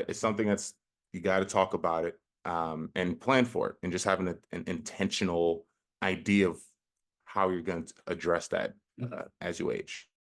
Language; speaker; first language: English; native; English